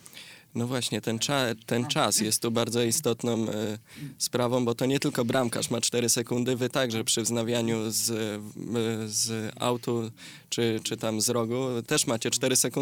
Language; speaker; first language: Polish; native; Polish